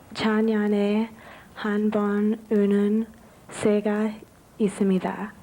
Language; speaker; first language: Korean; non-native, learner; English